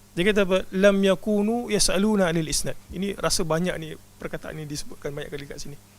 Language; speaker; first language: Malay; native; Malay